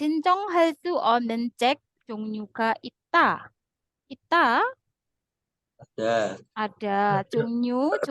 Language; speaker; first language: Korean; non-native, fluent; Indonesian